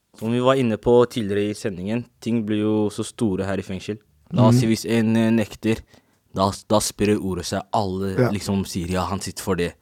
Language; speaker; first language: Norwegian; native; Norwegian